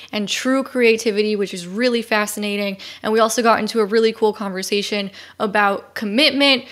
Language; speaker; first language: English; native; English